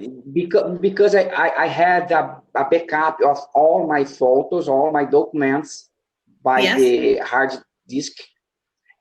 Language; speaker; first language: English; non-native, learner; Portuguese